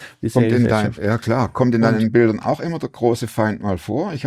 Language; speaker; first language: German; native; German